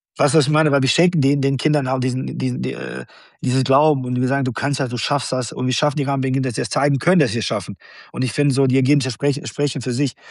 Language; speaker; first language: German; non-native, fluent; Bosnian